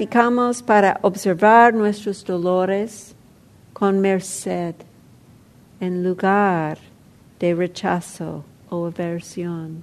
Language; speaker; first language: Spanish; non-native, fluent; English